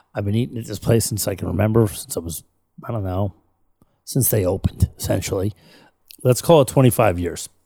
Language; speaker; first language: English; native; English